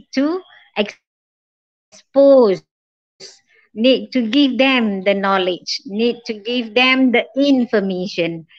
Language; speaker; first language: English; non-native, local second language; Malay